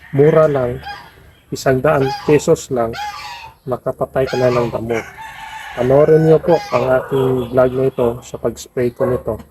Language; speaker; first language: Filipino; non-native, local second language; Cebuano